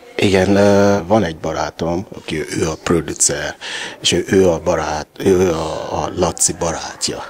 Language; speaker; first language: Hungarian; non-native, learner; Yoruba